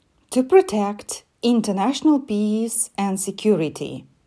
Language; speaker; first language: English; non-native, fluent; Romanian